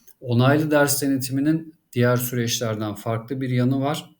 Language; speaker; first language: Turkish; native; Turkish